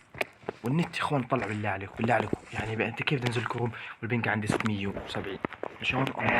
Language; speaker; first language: Arabic; native; Arabic